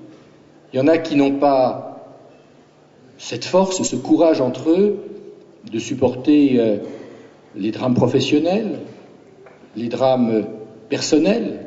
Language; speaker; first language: French; native; French